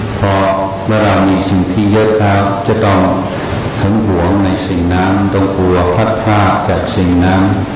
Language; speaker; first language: Thai; non-native, fluent; English